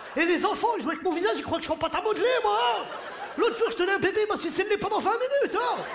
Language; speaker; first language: French; early bilingual, other home language; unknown